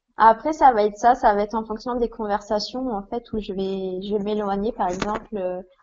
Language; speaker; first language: French; native; French